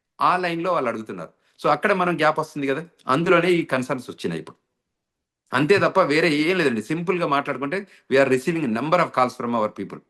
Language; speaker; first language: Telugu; native; Telugu